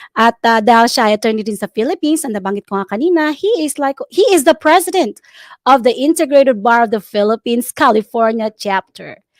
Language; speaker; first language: Filipino; native; Filipino